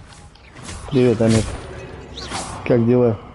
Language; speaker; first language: Russian; native; Russian